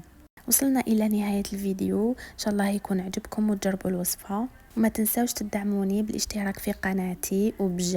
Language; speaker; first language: Arabic; native; Arabic